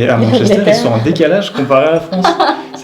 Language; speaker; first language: French; native; French